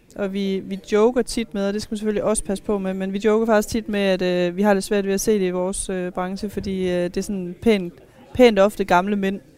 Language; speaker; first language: Danish; native; Danish